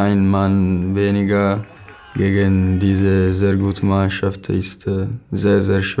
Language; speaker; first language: German; non-native, learner; Italian